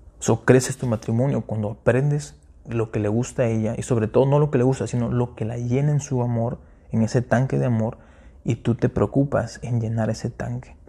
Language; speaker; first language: Spanish; early bilingual, heritage; Spanish